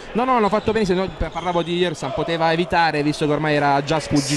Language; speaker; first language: Italian; native; Italian